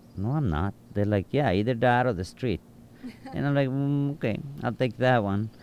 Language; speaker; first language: English; non-native, fluent; Spanish